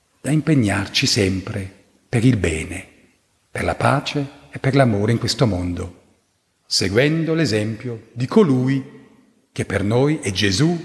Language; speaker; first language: Italian; non-native, fluent; German